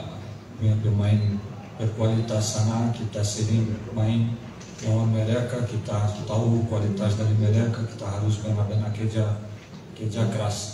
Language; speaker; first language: Indonesian; non-native, learner; Portuguese